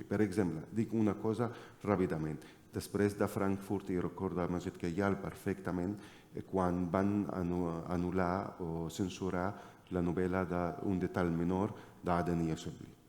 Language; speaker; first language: Catalan; non-native, fluent; Arabic